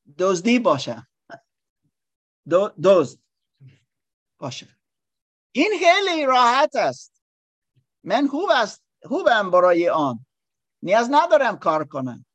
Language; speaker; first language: Persian; non-native, learner; English